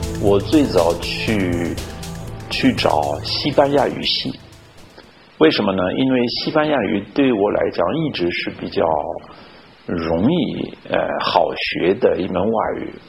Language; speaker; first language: Chinese; non-native, fluent; French